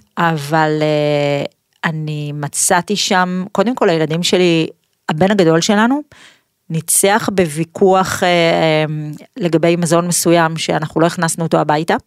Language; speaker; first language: Hebrew; native; Hebrew